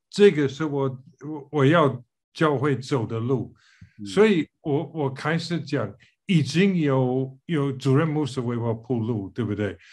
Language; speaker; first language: Chinese; non-native, fluent; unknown